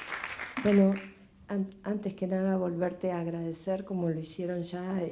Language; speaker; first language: Spanish; native; Spanish